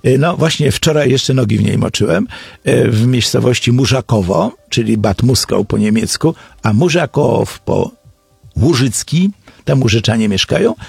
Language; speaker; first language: Polish; native; Polish